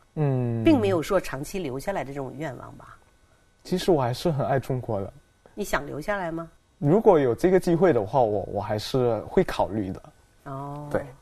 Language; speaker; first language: Chinese; non-native, fluent; Indonesian